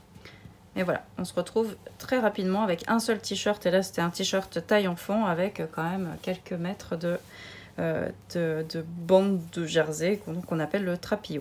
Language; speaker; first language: French; native; French